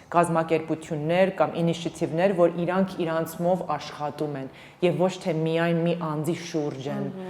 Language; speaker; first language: Armenian; early bilingual, heritage; Armenian